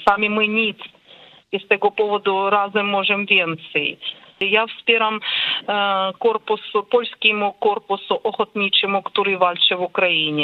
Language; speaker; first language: Polish; non-native, learner; Ukrainian